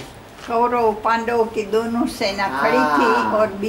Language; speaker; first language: Hindi; non-native, learner; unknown